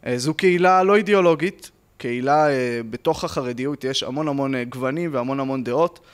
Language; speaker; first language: Hebrew; native; Hebrew